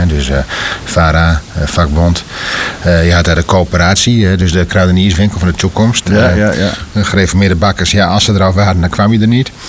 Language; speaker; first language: Dutch; native; Dutch